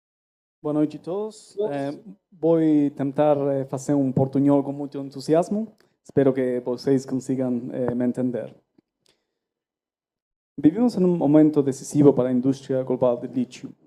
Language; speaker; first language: Portuguese; non-native, fluent; Spanish